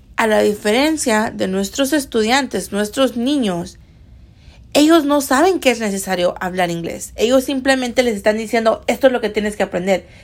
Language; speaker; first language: Spanish; early bilingual, heritage; Spanish